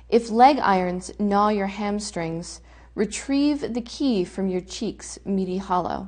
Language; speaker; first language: English; native; English